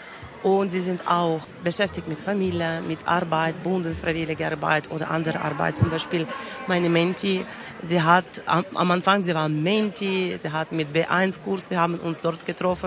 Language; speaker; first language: German; non-native, learner; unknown